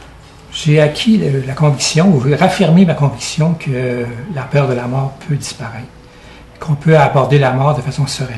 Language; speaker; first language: French; native; French